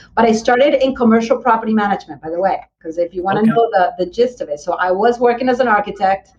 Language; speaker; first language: English; early bilingual, other home language; Spanish